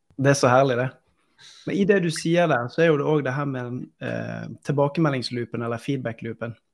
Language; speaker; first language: Norwegian; native; Norwegian